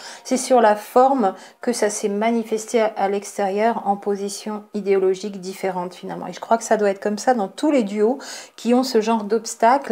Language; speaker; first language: French; native; French